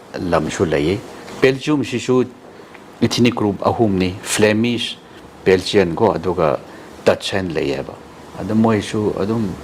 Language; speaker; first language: Manipuri; non-native, local second language; Tangkhul Naga (India)